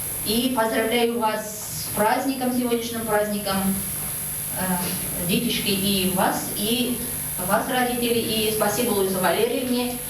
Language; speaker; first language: Russian; non-native, local second language; Bashkir